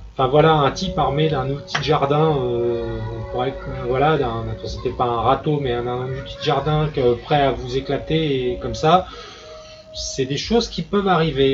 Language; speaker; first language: French; native; French